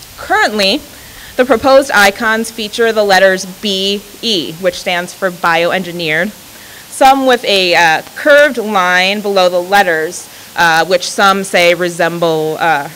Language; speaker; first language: English; native; English